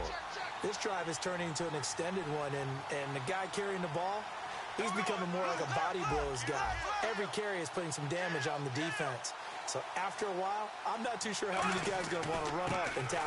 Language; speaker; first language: English; native; English